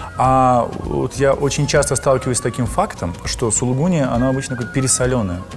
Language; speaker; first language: Russian; native; Russian